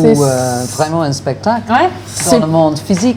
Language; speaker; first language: French; non-native, fluent; English